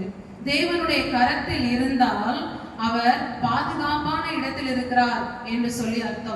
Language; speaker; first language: Tamil; native; Tamil